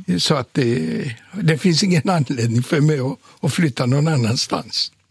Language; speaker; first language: Swedish; non-native, fluent; Polish